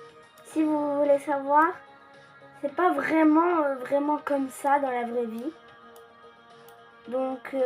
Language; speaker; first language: French; early bilingual, other home language; Polish